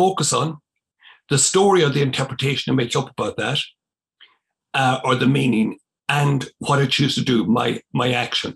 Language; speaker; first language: English; native; English